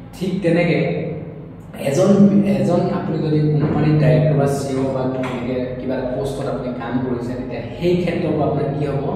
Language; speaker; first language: Assamese; native; Assamese